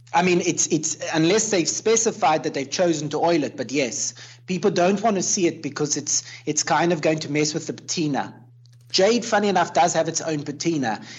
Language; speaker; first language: English; native; English